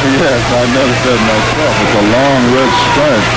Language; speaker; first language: English; native; English